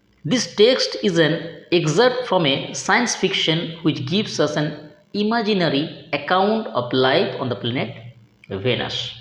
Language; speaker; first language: English; non-native, local second language; Bangla